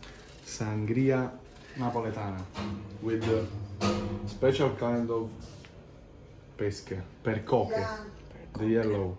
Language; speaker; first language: English; non-native, fluent; Italian